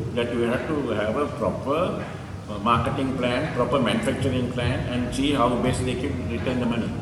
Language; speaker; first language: English; non-native, local second language; Sinhala